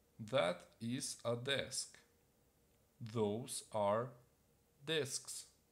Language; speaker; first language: English; non-native, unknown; Ukrainian